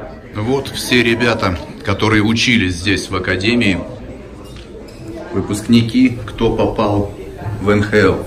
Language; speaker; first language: Russian; native; Russian